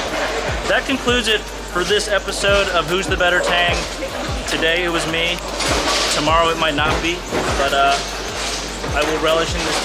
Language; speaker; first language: English; native; English